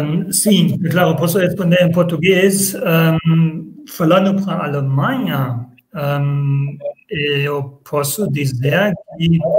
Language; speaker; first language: Portuguese; non-native, fluent; German